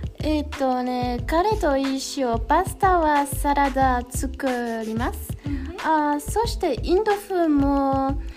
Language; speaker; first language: Japanese; non-native, learner; French